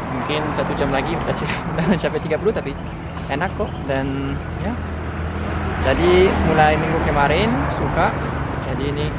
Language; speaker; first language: Indonesian; non-native, fluent; French